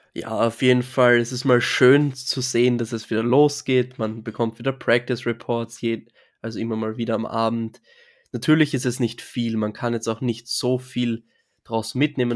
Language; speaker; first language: German; native; German